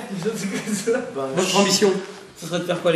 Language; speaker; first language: French; native; French